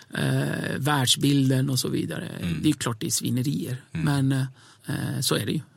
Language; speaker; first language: Swedish; early bilingual, other home language; Kurdish